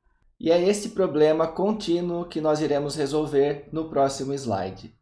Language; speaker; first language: Portuguese; native; Portuguese